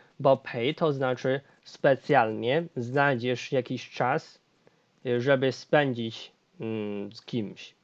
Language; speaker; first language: Polish; non-native, fluent; Chinese